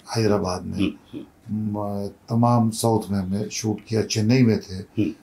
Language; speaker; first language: Hindi; native; Hindi